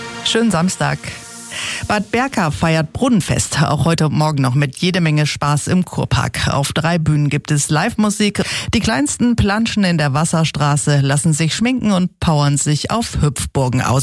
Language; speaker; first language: German; native; German